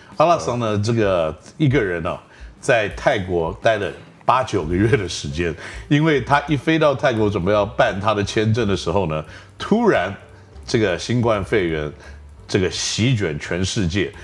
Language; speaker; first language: Chinese; native; Chinese